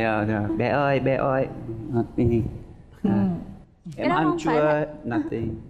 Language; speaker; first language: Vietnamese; non-native, learner; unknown